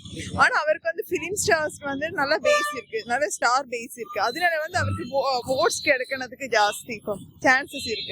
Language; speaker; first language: Tamil; non-native, local second language; Malayalam